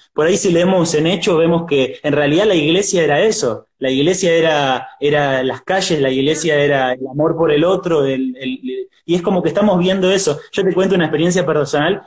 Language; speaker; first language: Spanish; native; Spanish